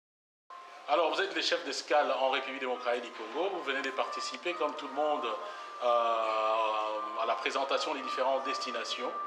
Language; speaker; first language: French; native; French